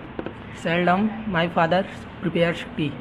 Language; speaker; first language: English; non-native, learner; Hindi